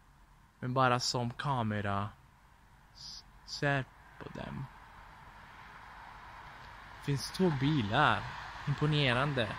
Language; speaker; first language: Swedish; non-native, fluent; Italian